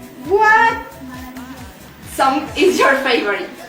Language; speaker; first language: English; non-native, learner; Spanish